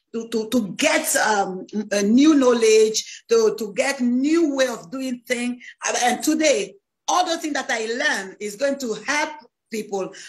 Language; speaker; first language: English; non-native, learner; French